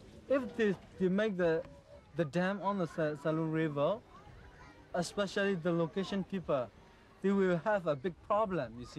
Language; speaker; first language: English; non-native, learner; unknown